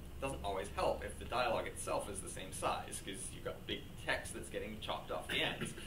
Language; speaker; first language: English; native; English